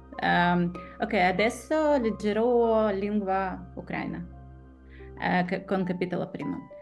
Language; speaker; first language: Italian; non-native, learner; Ukrainian